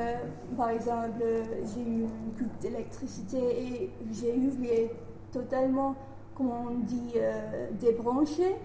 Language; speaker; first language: French; non-native, learner; English